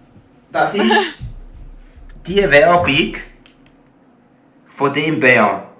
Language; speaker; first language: German; native; German